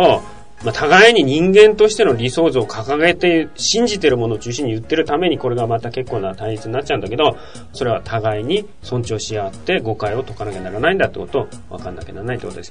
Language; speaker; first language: Japanese; native; Japanese